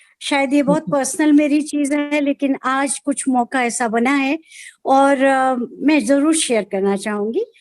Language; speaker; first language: Hindi; native; Hindi